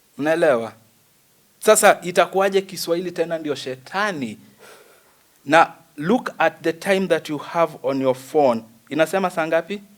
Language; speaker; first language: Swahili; native; Swahili